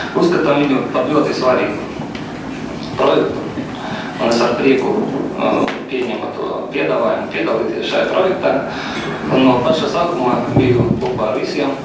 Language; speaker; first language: Latvian; non-native, local second language; Russian